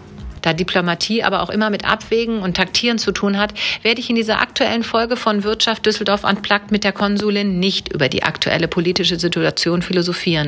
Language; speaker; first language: German; native; German